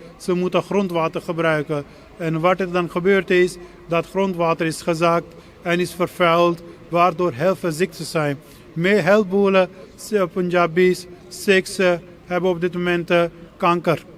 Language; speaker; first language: Dutch; non-native, fluent; Punjabi